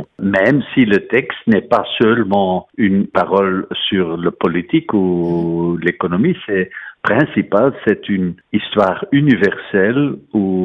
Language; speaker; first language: French; non-native, fluent; Dutch